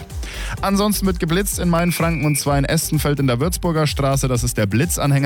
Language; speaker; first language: German; native; German